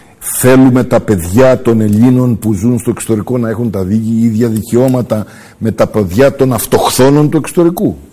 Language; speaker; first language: Greek; early bilingual, heritage; Greek